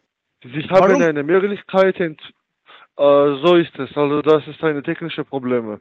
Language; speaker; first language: German; non-native, learner; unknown